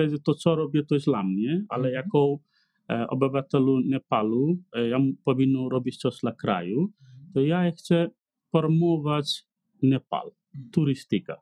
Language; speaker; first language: Polish; non-native, learner; Nepali